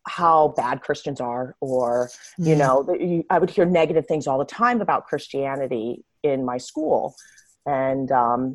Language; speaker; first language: English; native; English